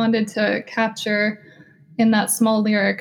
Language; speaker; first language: English; native; English